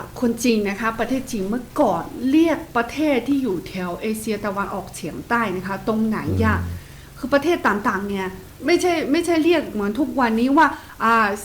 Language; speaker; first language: Thai; non-native, fluent; Chinese